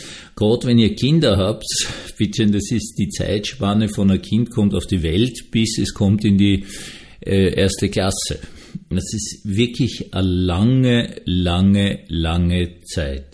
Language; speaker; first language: German; native; German